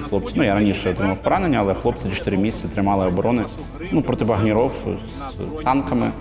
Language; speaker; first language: Ukrainian; native; Ukrainian